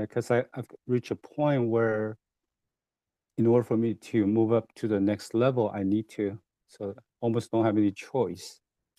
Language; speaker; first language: English; non-native, fluent; Chinese